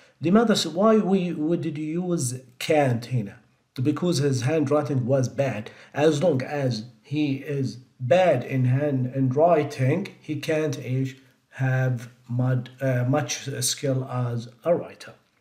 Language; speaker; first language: English; non-native, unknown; Arabic